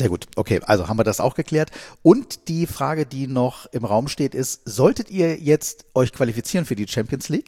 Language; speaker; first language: German; native; German